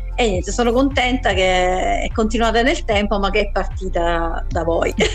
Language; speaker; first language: Italian; native; Italian